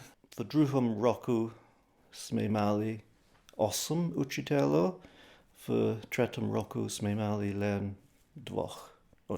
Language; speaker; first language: Slovak; non-native, fluent; English